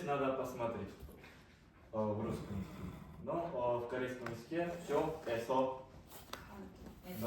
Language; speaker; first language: Russian; non-native, fluent; Korean